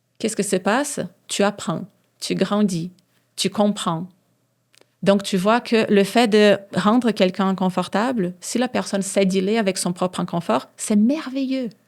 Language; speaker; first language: French; non-native, fluent; Portuguese